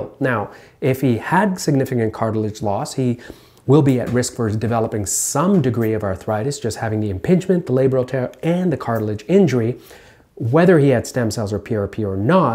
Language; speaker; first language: English; native; English